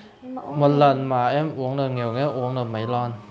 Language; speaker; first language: Vietnamese; non-native, fluent; Chinese